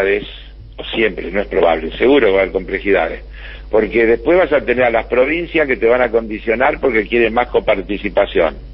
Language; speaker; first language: Spanish; native; Spanish